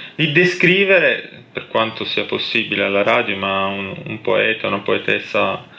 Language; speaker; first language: Italian; native; Italian